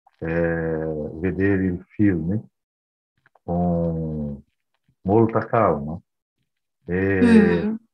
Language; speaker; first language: Italian; non-native, learner; Portuguese